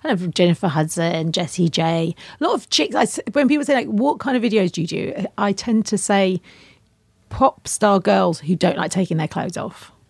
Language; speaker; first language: English; native; English